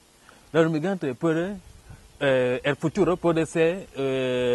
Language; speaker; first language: Spanish; non-native, fluent; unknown